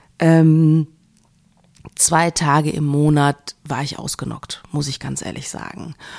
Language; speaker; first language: German; native; German